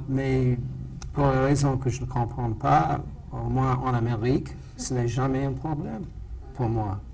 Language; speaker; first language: French; non-native, fluent; English